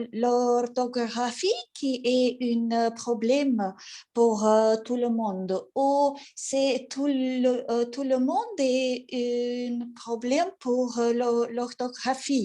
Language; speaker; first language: French; non-native, learner; Russian